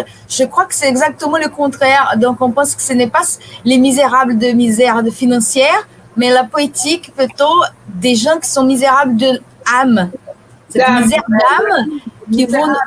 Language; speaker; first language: French; non-native, fluent; Portuguese